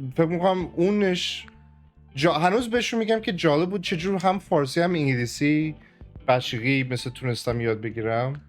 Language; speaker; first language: Persian; early bilingual, heritage; Persian